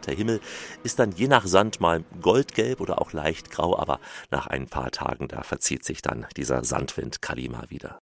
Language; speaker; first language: German; native; German